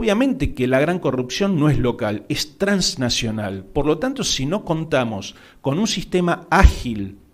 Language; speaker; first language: Spanish; native; Spanish